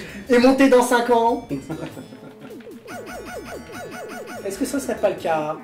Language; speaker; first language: French; native; French